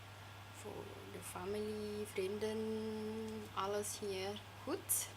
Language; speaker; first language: Dutch; non-native, fluent; Thai